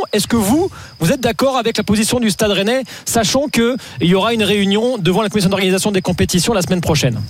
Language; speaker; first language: French; native; French